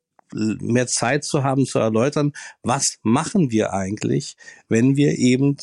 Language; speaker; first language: German; native; German